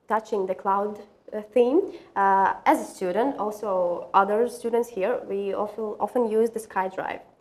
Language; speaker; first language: English; non-native, fluent; Latvian